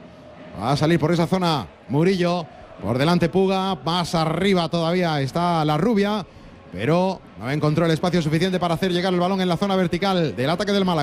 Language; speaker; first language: Spanish; native; Spanish